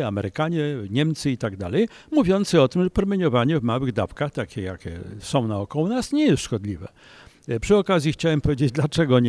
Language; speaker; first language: Polish; native; Polish